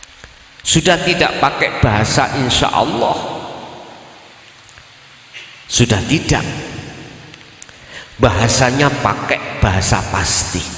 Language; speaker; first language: Indonesian; non-native, local second language; Javanese